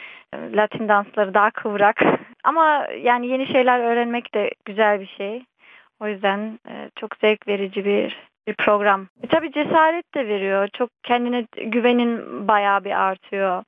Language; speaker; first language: Turkish; early bilingual, heritage; Turkish